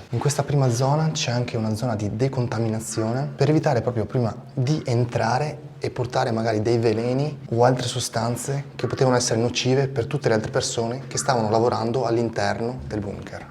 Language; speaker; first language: Italian; native; Italian